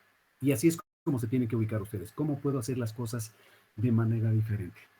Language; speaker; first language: Spanish; native; Spanish